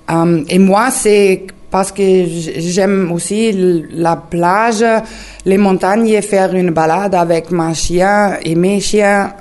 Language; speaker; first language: French; non-native, learner; German